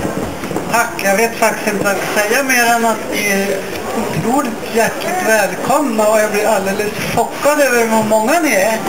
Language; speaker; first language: Swedish; native; Swedish